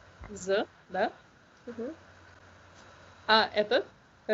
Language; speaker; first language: Russian; non-native, learner; Slovenian